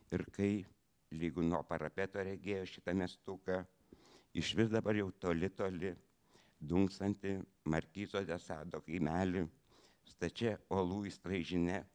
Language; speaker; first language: French; non-native, fluent; Lithuanian